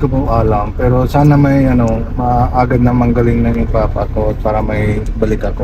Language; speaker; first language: Filipino; non-native, learner; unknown